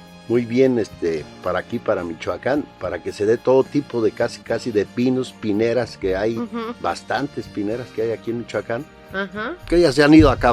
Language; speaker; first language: Spanish; native; Spanish